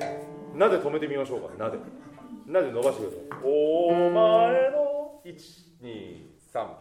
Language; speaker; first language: Japanese; native; Japanese